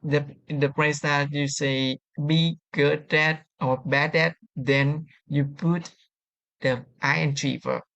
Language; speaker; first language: English; non-native, learner; Vietnamese